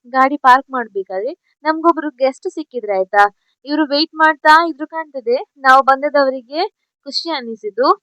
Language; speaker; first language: Kannada; non-native, local second language; Tulu